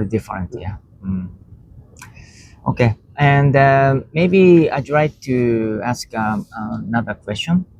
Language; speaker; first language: English; non-native, learner; Japanese